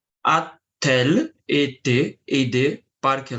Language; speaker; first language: French; non-native, learner; Portuguese